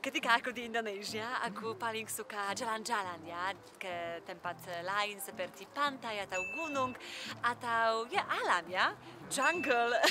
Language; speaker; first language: Indonesian; non-native, learner; Polish